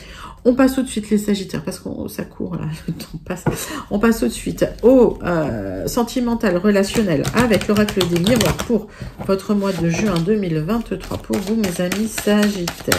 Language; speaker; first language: French; native; French